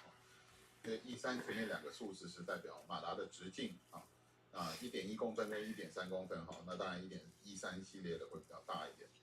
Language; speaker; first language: Chinese; native; Chinese